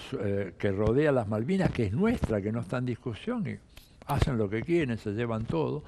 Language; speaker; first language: Spanish; early bilingual, other home language; Italian